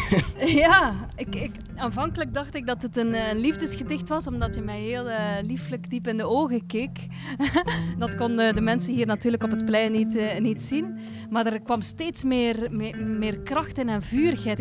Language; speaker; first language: Dutch; native; Dutch